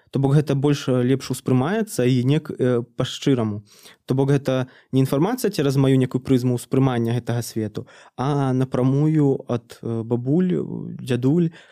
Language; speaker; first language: Belarusian; native; Belarusian